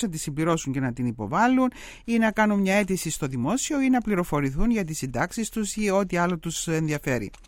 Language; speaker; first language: Greek; native; Greek